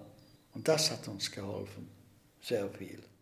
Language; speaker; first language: German; non-native, fluent; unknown